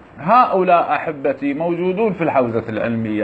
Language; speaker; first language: Arabic; native; Arabic